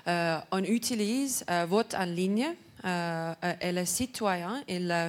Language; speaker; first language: French; non-native, learner; Estonian